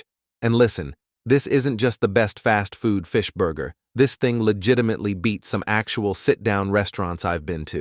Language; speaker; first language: English; native; English